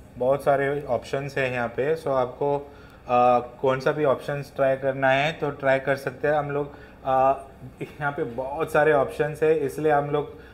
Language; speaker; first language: Hindi; non-native, local second language; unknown